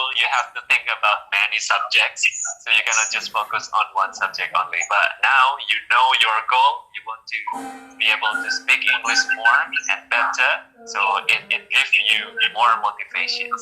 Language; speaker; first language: English; non-native, fluent; Indonesian